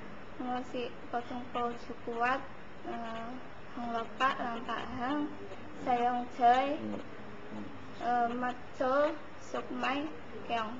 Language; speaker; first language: Cantonese; non-native, learner; Indonesian